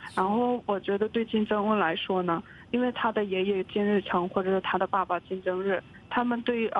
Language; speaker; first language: Chinese; non-native, fluent; Korean